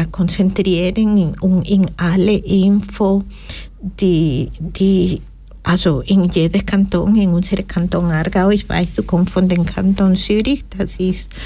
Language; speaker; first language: German; non-native, fluent; Spanish